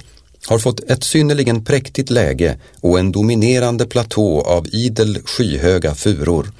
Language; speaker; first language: Swedish; native; Swedish